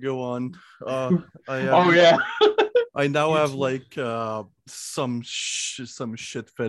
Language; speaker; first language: English; non-native, fluent; French